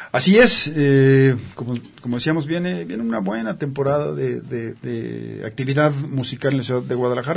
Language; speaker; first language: Spanish; native; Spanish